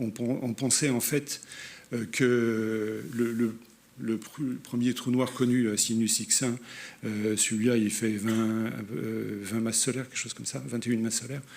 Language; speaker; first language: French; native; French